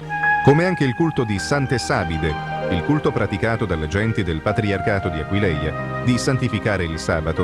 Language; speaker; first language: Italian; native; Italian